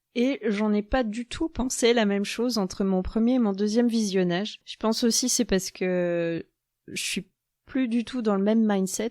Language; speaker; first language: French; native; French